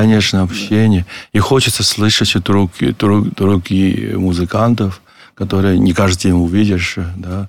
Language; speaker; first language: Russian; non-native, learner; Chinese